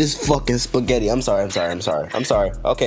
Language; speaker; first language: English; native; English